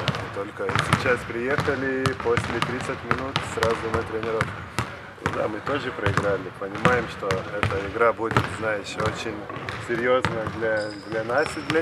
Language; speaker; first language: Russian; non-native, learner; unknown